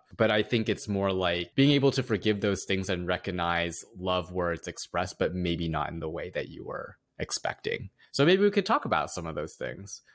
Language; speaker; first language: English; native; English